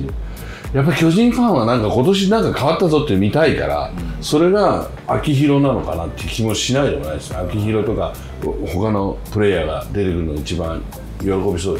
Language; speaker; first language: Japanese; native; Japanese